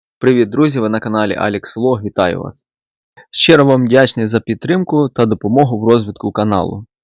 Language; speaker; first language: Ukrainian; native; Ukrainian